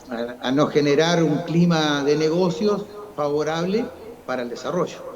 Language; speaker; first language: Spanish; native; Spanish